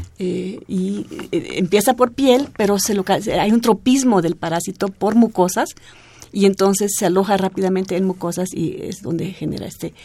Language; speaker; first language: Spanish; non-native, fluent; German